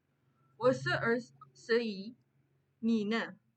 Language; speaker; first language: Chinese; non-native, learner; Malay